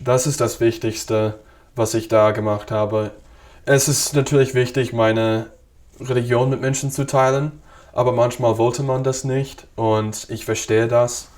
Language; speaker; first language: German; non-native, fluent; English